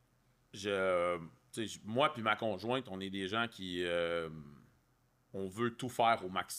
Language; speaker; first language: French; native; French